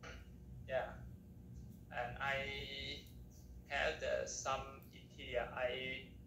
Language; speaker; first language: English; non-native, learner; Thai